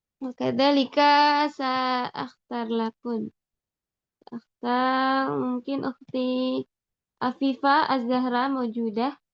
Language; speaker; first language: Arabic; non-native, fluent; Indonesian